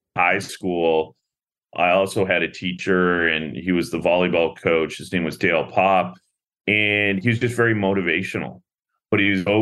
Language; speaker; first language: English; native; English